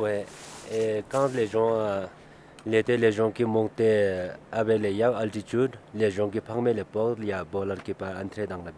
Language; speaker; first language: French; non-native, learner; Sherpa